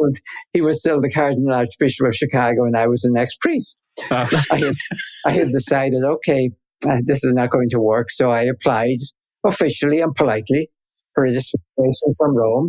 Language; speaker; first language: English; native; English